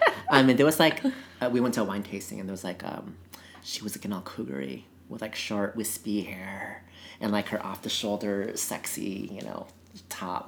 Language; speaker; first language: English; native; English